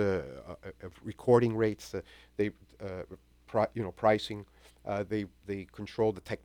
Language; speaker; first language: English; native; English